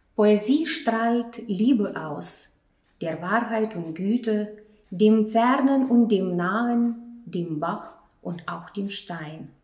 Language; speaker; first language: German; non-native, fluent; Lithuanian